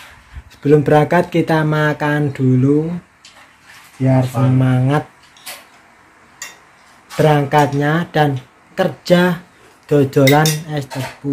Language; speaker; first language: Indonesian; non-native, local second language; Javanese